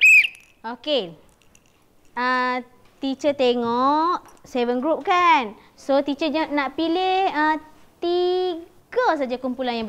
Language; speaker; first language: Malay; native; Malay